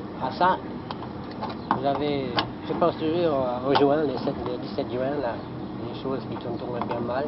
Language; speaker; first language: French; native; French